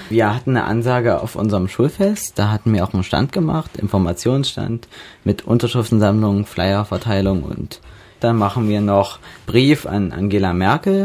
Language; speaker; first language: German; native; German